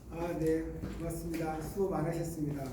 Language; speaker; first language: Korean; native; Korean